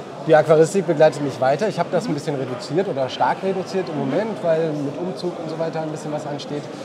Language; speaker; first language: German; native; German